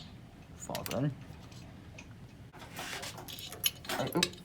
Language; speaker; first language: English; native; English